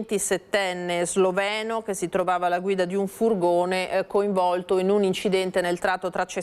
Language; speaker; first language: Italian; native; Italian